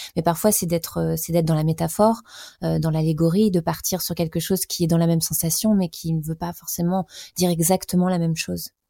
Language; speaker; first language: French; native; French